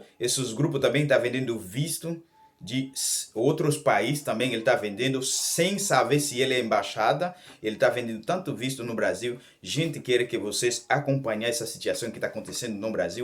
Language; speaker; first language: Portuguese; non-native, learner; Haitian Creole